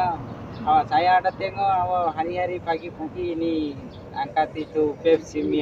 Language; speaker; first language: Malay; non-native, learner; Bangla